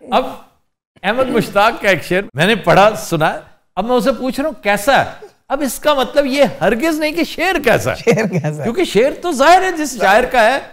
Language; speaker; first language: Urdu; native; Urdu